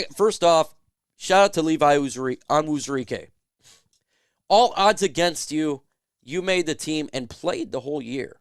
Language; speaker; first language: English; native; English